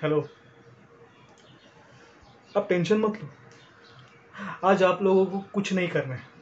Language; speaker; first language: Hindi; non-native, local second language; Marathi